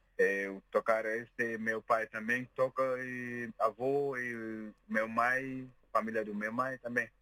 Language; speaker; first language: Portuguese; non-native, learner; Mandingo